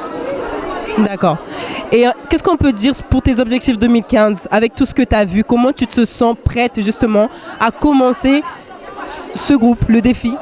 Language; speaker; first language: French; native; French